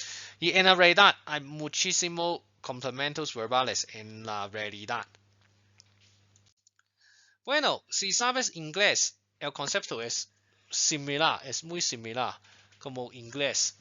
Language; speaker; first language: Spanish; non-native, fluent; Chinese